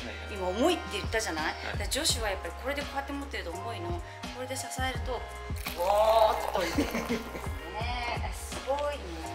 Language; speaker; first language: Japanese; native; Japanese